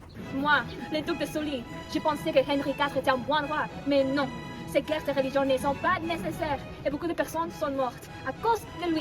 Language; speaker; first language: French; non-native, learner; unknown